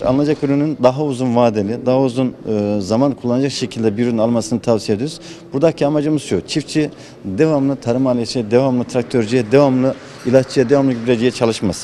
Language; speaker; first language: Turkish; native; Turkish